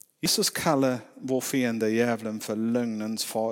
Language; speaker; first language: Swedish; non-native, fluent; English